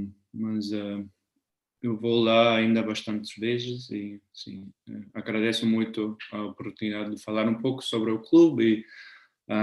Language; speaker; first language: Portuguese; non-native, fluent; German